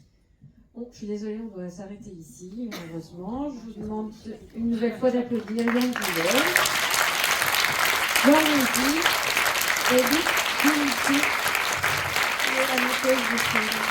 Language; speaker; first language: French; native; French